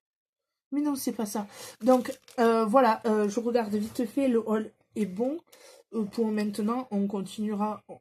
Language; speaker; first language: French; native; French